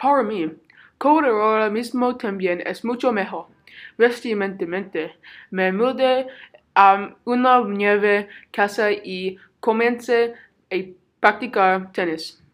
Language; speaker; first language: Spanish; non-native, learner; English